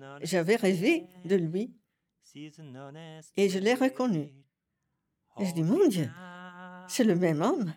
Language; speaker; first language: French; non-native, fluent; Italian